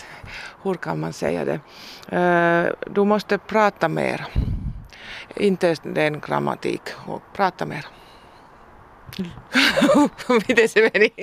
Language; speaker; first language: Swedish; non-native, local second language; Finnish